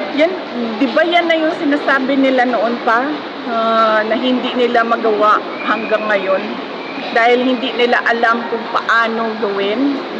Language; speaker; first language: Filipino; non-native, local second language; Cebuano